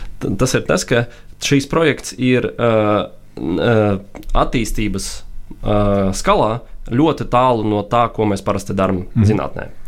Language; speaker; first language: Latvian; non-native, local second language; Russian